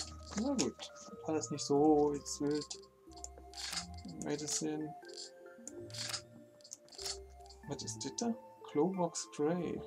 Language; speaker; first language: German; native; German